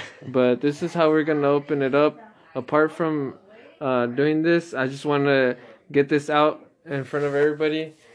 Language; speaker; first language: English; early bilingual, other home language; Spanish